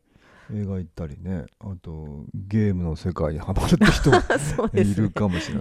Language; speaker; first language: Japanese; native; Japanese